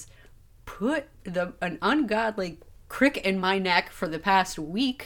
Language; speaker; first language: English; native; English